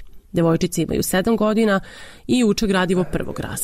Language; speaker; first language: Serbian; native; Serbian